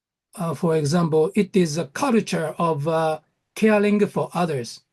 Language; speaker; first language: English; non-native, learner; Japanese